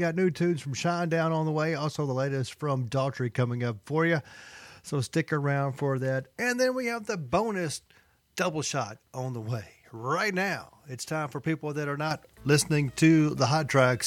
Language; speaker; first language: English; native; English